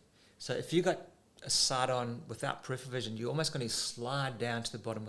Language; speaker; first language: English; native; English